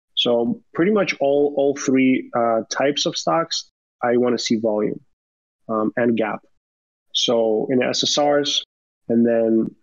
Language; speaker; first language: English; early bilingual, other home language; Romanian